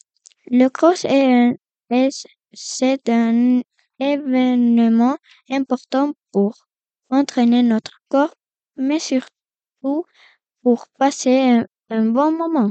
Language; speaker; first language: French; non-native, fluent; Spanish